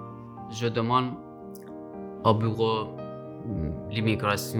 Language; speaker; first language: French; non-native, learner; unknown